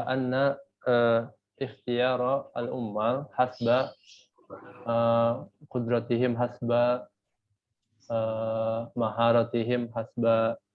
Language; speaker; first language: Arabic; non-native, learner; Indonesian